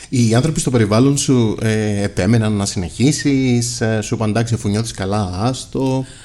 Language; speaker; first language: Greek; native; Greek